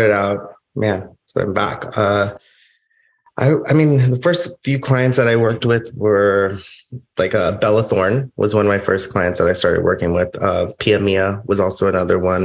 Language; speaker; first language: English; native; English